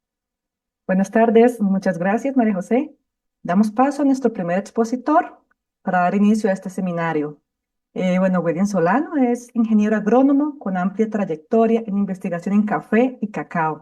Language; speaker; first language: Spanish; native; Spanish